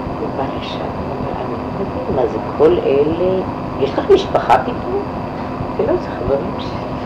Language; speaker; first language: Hebrew; non-native, fluent; Yiddish